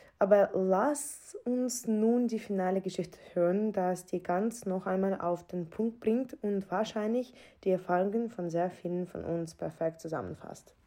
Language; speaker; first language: German; non-native, fluent; Ukrainian